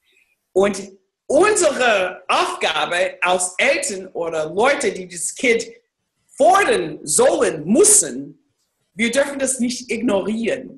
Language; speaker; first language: German; non-native, fluent; English